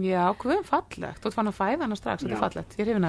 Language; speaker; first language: Icelandic; native; Icelandic